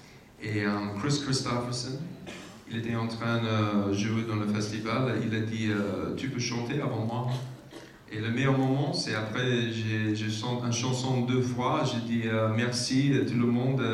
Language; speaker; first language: French; non-native, fluent; English